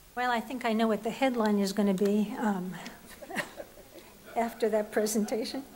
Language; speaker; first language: English; native; English